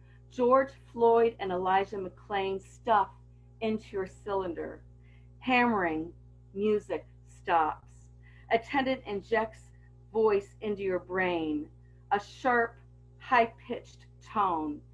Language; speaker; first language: English; native; English